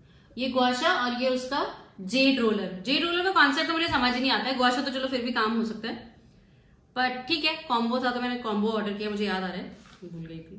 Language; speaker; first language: Hindi; native; Hindi